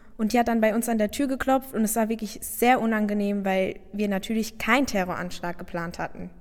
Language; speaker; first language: German; non-native, fluent; Persian